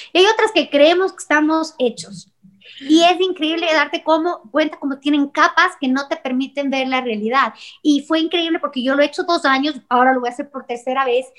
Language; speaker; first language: Spanish; native; Spanish